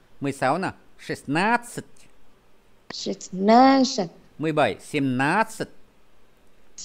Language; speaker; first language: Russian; non-native, fluent; Vietnamese